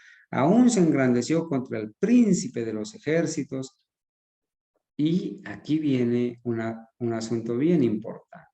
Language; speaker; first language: Spanish; native; Spanish